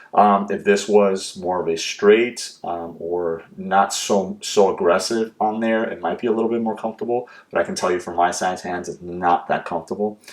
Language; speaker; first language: English; native; English